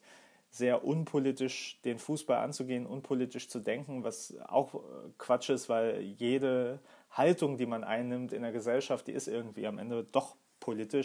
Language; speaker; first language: German; native; German